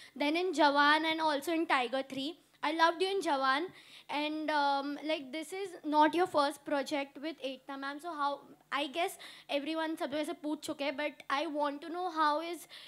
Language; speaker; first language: Hindi; native; Hindi